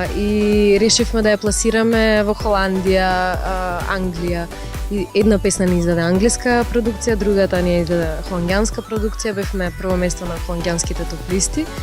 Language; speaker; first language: Macedonian; early bilingual, other home language; Russian